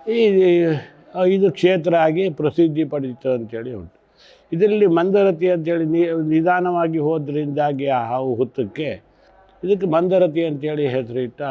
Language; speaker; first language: Kannada; native; Kannada